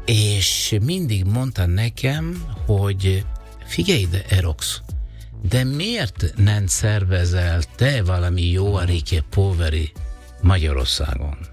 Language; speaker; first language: Hungarian; non-native, learner; Italian